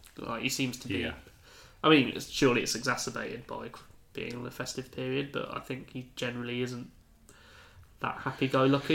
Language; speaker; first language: English; native; English